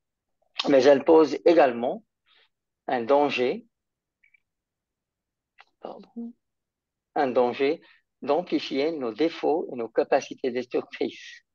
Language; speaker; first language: French; non-native, fluent; English